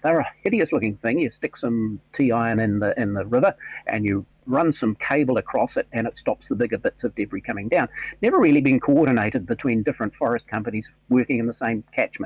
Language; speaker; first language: English; native; English